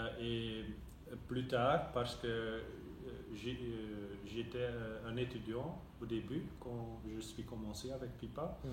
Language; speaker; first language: French; non-native, local second language; Dutch